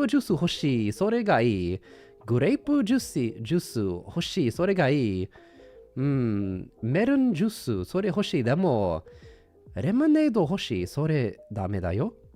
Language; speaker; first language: Japanese; non-native, learner; English